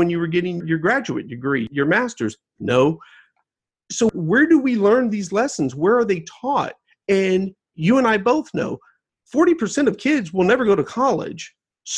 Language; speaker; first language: English; native; English